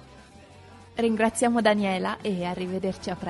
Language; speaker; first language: Italian; native; Italian